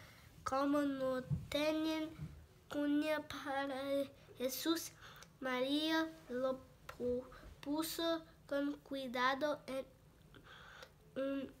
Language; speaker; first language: Spanish; non-native, learner; Portuguese